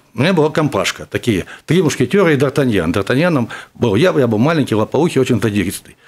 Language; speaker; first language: Russian; native; Russian